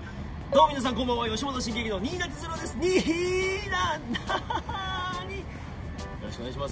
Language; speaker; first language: Japanese; native; Japanese